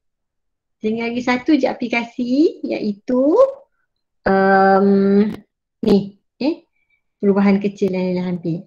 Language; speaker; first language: Malay; native; Malay